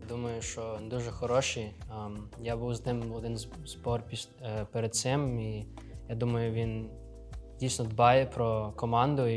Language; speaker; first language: Ukrainian; early bilingual, other home language; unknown